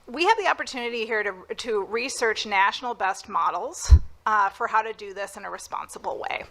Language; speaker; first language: English; native; English